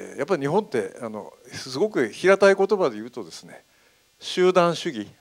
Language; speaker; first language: Japanese; native; Japanese